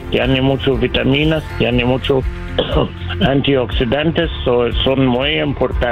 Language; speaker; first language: Spanish; non-native, learner; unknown